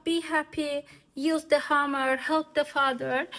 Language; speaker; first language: English; non-native, fluent; Azerbaijani